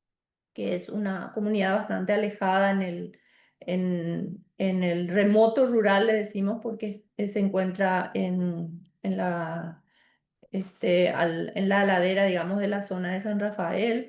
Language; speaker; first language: Spanish; native; Spanish